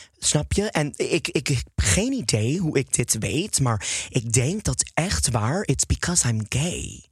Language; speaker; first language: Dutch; non-native, fluent; English